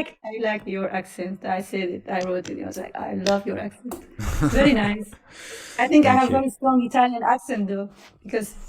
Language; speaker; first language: English; non-native, fluent; Italian